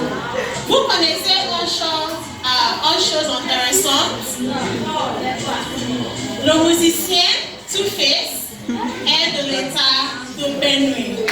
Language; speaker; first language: French; non-native, learner; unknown